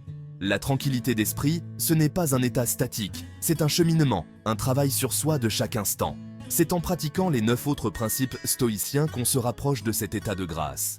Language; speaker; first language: French; native; French